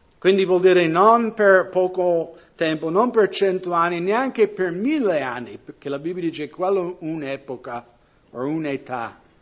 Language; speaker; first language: Italian; non-native, fluent; English